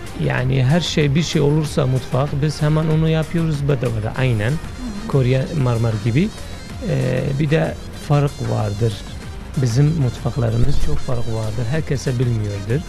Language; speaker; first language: Turkish; non-native, learner; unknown